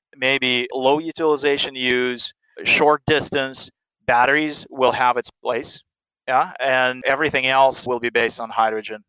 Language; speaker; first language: English; non-native, fluent; Russian